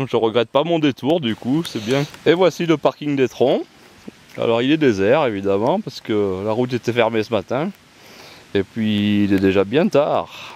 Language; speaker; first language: French; native; French